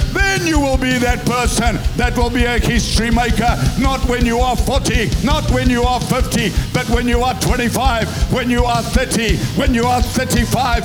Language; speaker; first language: English; non-native, local second language; Afrikaans